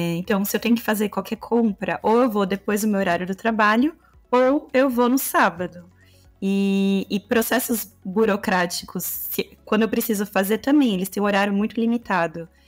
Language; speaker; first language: Portuguese; native; Portuguese